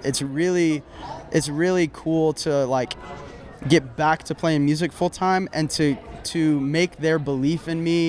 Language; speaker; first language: English; native; English